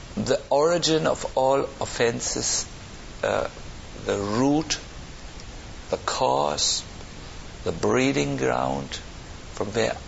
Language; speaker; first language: English; non-native, fluent; German